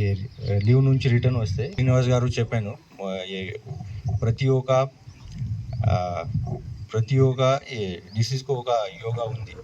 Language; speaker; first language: Telugu; non-native, learner; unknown